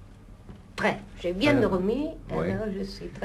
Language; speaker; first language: French; non-native, fluent; Italian